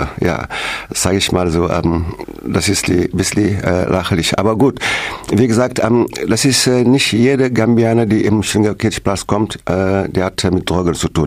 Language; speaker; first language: German; non-native, learner; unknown